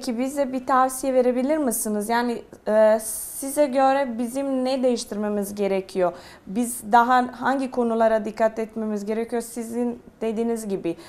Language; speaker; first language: Turkish; non-native, fluent; Serbian